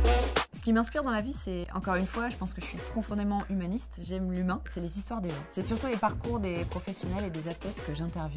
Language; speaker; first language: French; native; French